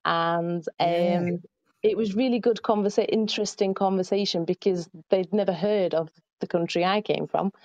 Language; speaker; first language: English; early bilingual, other home language; Arabic